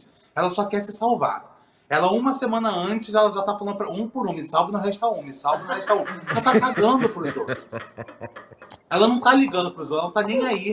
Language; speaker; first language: Portuguese; native; Portuguese